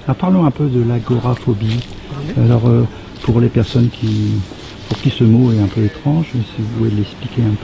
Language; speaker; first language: French; native; French